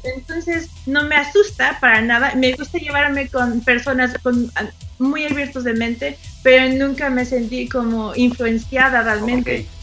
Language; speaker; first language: Spanish; early bilingual, other home language; English